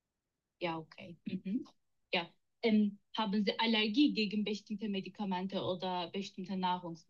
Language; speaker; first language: German; non-native, learner; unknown